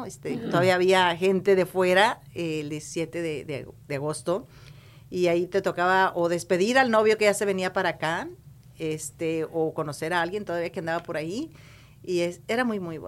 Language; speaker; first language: Spanish; native; Spanish